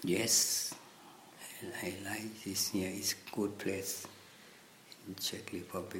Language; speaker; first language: English; non-native, learner; Thai